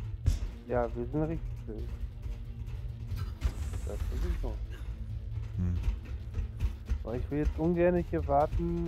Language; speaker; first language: German; native; German